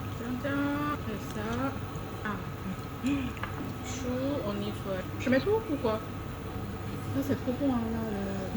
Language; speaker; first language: Korean; non-native, learner; French